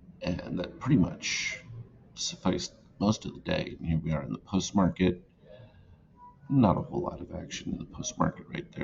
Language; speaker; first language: English; native; English